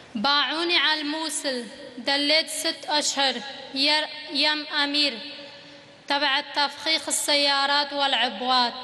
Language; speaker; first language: Arabic; non-native, local second language; Kurdish